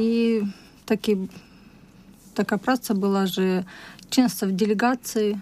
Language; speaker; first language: Polish; non-native, learner; Russian